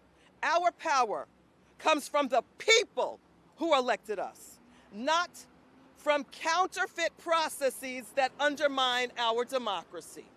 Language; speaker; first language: English; native; English